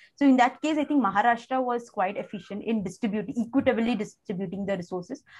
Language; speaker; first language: English; non-native, local second language; Kannada